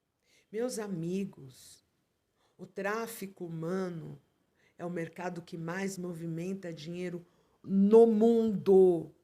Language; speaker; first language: Portuguese; native; Portuguese